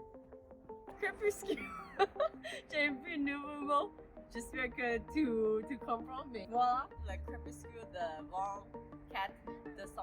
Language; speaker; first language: French; non-native, learner; English